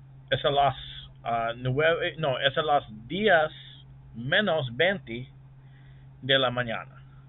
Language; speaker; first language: Spanish; non-native, learner; English